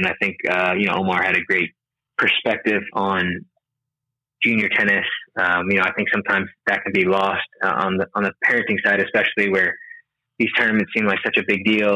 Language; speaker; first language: English; native; English